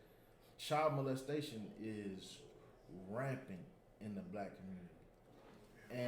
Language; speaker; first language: English; native; English